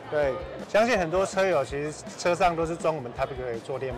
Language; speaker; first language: Chinese; native; Chinese